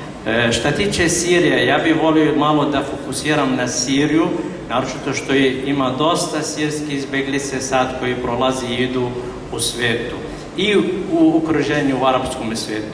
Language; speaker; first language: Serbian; non-native, fluent; Arabic